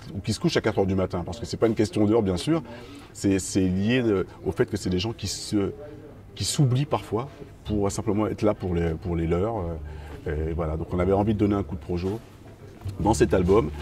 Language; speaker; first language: French; native; French